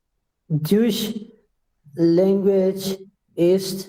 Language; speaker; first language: German; non-native, learner; Urdu